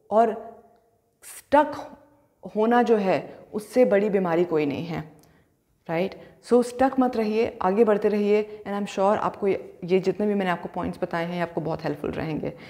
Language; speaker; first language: Hindi; native; Hindi